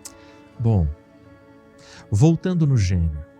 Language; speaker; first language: Portuguese; native; Portuguese